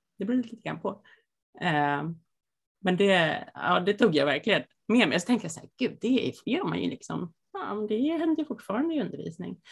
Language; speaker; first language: Swedish; native; Swedish